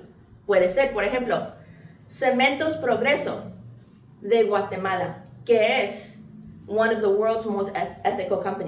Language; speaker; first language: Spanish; early bilingual, heritage; English